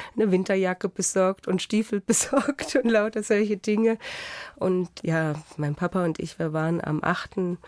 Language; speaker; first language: German; native; German